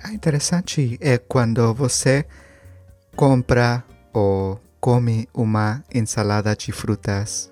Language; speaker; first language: Portuguese; non-native, learner; Spanish